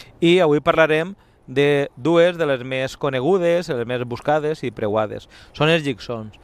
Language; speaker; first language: Catalan; native; Catalan